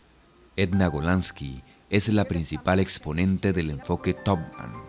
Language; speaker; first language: Spanish; native; Spanish